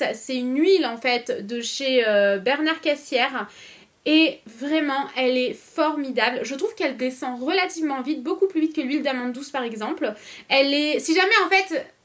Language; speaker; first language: French; native; French